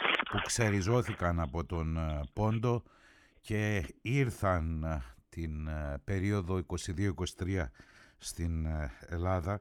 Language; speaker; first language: Greek; native; Greek